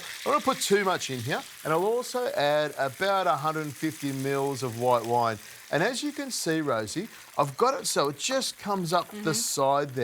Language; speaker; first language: English; native; English